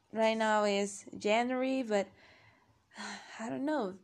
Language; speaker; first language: English; non-native, learner; Spanish